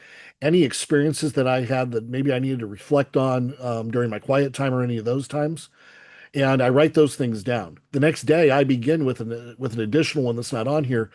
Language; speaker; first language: English; native; English